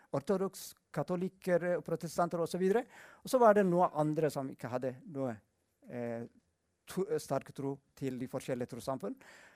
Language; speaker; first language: Norwegian; non-native, fluent; Amharic